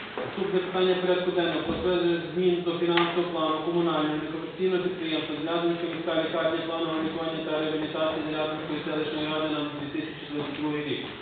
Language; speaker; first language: Ukrainian; native; Ukrainian